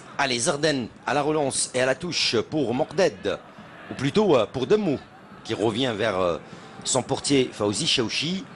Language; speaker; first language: French; non-native, local second language; Arabic